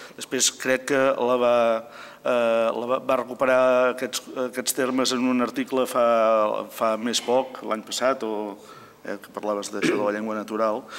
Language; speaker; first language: Catalan; native; Catalan